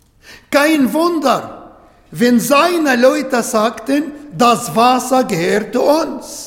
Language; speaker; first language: German; non-native, learner; Arabic